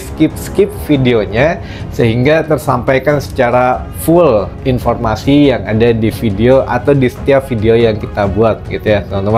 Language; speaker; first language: Indonesian; native; Indonesian